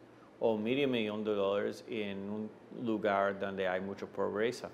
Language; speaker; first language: Spanish; non-native, fluent; English